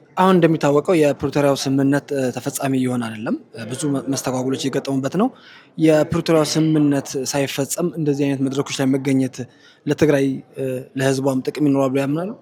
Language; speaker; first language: Amharic; non-native, local second language; Tigrinya